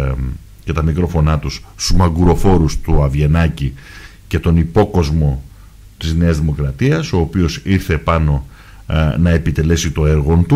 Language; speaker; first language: Greek; native; Greek